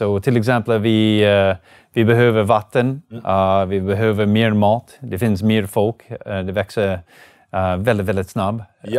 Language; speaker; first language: Swedish; non-native, learner; English